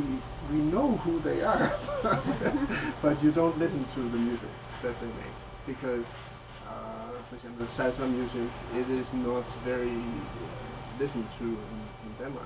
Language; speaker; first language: English; non-native, fluent; Danish